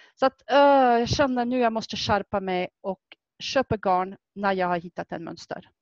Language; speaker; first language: Swedish; non-native, fluent; French